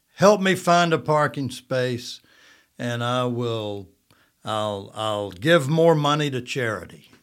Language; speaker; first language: English; native; English